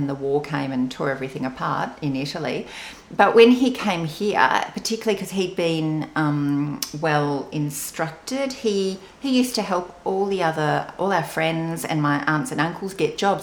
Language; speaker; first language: English; non-native, local second language; Venetian